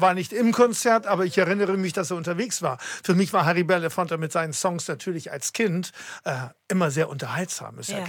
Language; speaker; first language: German; native; German